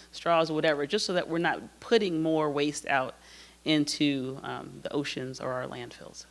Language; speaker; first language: English; native; English